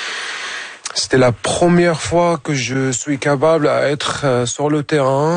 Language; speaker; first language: French; non-native, fluent; Arabic